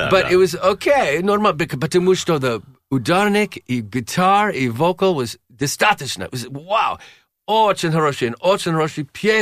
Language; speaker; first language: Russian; non-native, learner; English